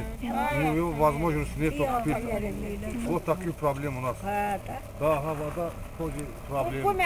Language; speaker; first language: Russian; non-native, learner; Azerbaijani